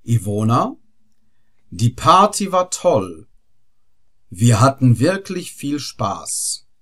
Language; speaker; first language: German; non-native, fluent; Arabic